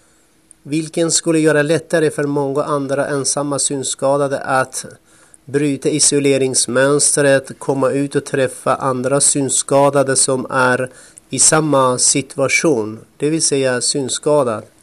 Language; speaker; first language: Swedish; non-native, fluent; Kurdish